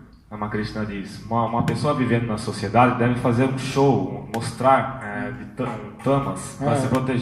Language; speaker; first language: Portuguese; native; Portuguese